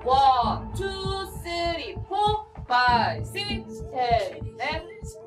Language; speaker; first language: Korean; native; Korean